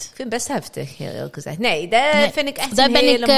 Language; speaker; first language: Dutch; early bilingual, other home language; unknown